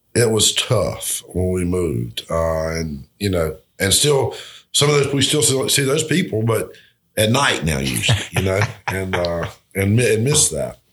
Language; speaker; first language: English; native; English